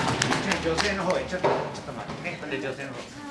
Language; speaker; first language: Japanese; native; Japanese